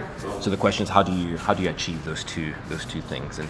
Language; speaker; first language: English; non-native, local second language; Yoruba